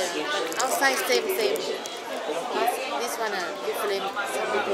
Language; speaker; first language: English; non-native, learner; Thai